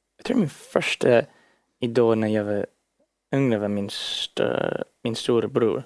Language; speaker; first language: Swedish; early bilingual, heritage; Swedish